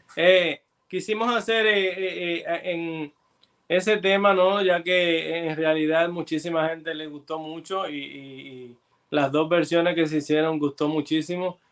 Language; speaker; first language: Spanish; native; Spanish